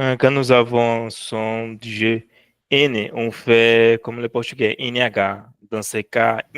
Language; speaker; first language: French; non-native, fluent; Portuguese